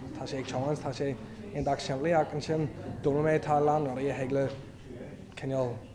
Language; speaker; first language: Irish; native; Irish